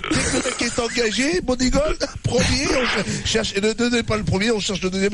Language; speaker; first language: French; native; French